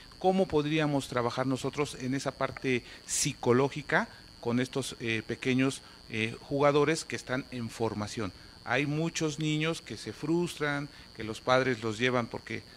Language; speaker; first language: Spanish; native; Spanish